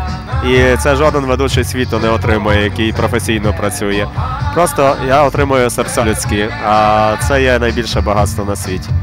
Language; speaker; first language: Ukrainian; native; Ukrainian